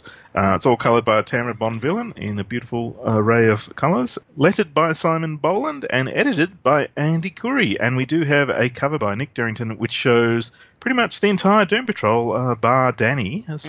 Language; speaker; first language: English; native; English